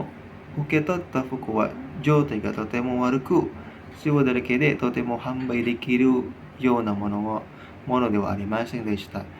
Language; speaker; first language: Japanese; non-native, learner; Indonesian